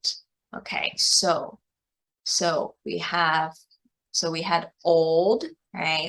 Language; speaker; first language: English; non-native, fluent; Chinese